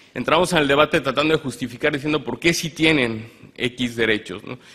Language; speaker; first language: Spanish; native; Spanish